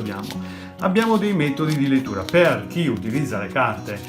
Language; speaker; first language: Italian; native; Italian